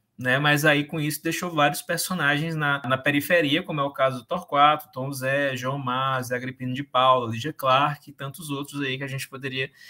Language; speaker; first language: Portuguese; native; Portuguese